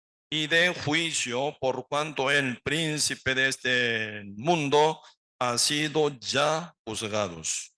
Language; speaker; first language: Spanish; non-native, learner; Korean